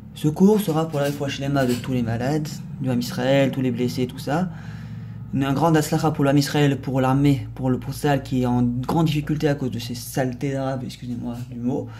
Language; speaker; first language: French; native; French